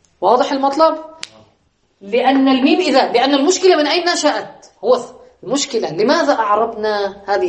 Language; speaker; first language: Arabic; native; Arabic